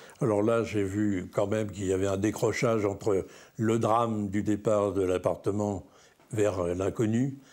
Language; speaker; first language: French; native; French